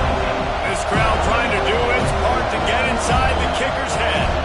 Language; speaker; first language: English; native; English